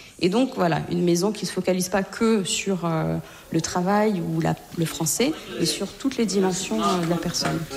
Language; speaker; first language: French; native; French